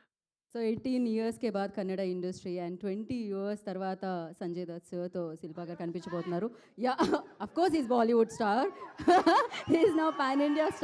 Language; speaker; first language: Telugu; native; Telugu